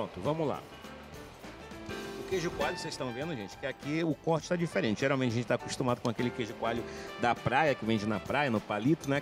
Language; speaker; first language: Portuguese; native; Portuguese